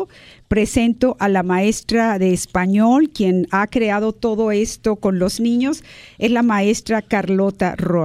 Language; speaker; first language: Spanish; native; Spanish